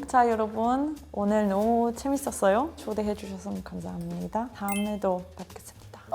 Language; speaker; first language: Korean; non-native, learner; German